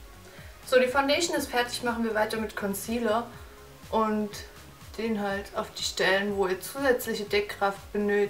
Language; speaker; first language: German; native; German